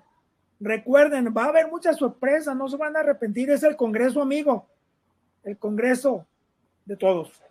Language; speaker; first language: Spanish; native; Spanish